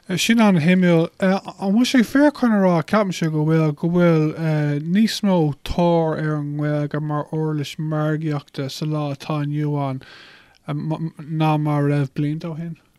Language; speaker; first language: Irish; non-native, local second language; English